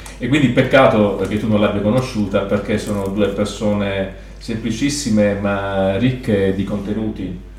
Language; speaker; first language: Italian; native; Italian